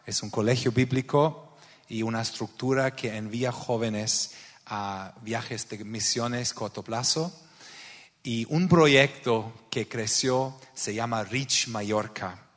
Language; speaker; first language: Spanish; non-native, learner; German